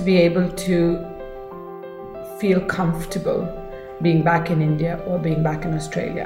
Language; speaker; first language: English; non-native, local second language; Kannada